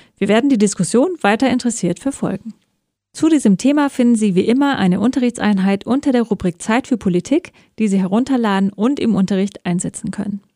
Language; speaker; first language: German; early bilingual, other home language; Persian